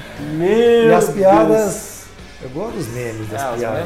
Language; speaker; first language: Portuguese; native; Portuguese